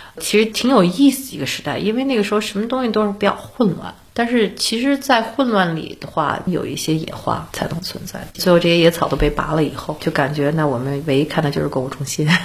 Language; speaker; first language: Chinese; native; Chinese